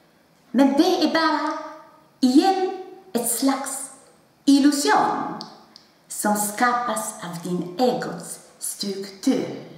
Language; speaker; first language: Swedish; non-native, fluent; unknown